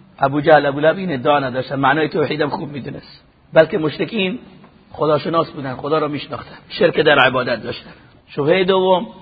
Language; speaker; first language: Persian; native; Persian